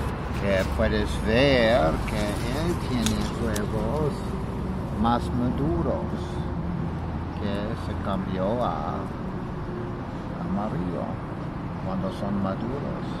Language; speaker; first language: Spanish; non-native, learner; English